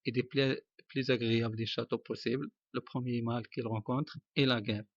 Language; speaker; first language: French; non-native, local second language; Arabic